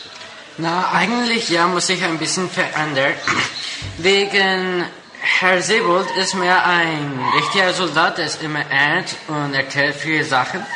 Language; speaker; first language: German; non-native, local second language; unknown